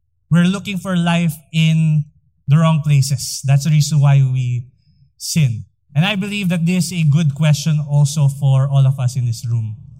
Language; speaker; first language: English; non-native, local second language; Filipino